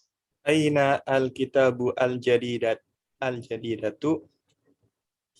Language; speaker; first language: Arabic; non-native, learner; Indonesian